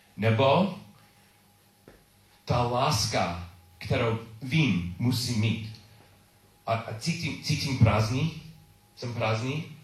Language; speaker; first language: Czech; non-native, learner; English